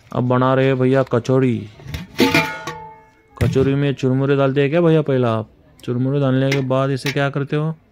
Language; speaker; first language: Hindi; non-native, local second language; Marathi